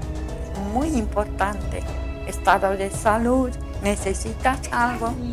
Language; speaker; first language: Spanish; non-native, learner; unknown